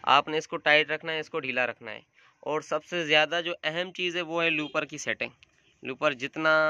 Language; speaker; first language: Urdu; non-native, local second language; Sindhi